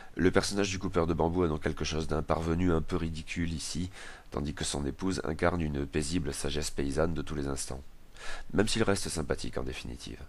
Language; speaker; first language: French; native; French